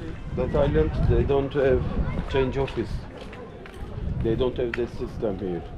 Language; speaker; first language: English; non-native, learner; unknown